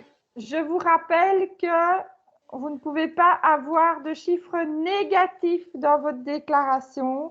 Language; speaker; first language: French; native; French